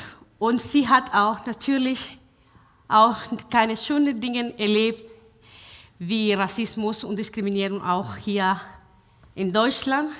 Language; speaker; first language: German; non-native, fluent; Spanish